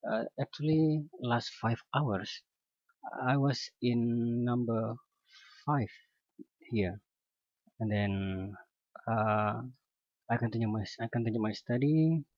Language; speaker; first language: English; non-native, learner; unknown